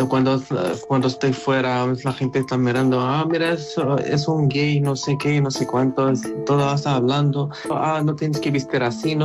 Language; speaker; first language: Spanish; non-native, learner; Arabic